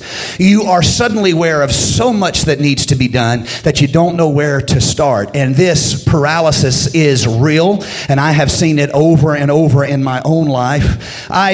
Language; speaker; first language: English; native; English